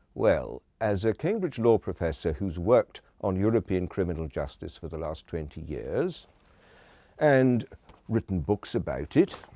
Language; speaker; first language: English; native; English